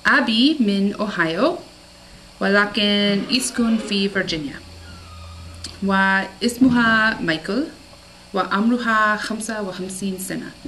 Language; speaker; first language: Arabic; non-native, learner; English